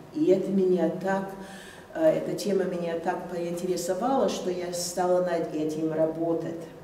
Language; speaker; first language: Russian; non-native, fluent; English